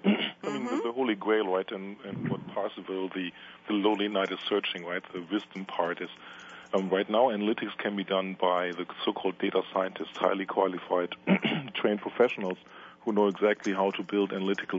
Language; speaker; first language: English; non-native, fluent; Italian